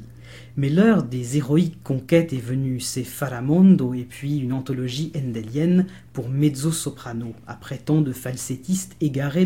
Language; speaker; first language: French; native; French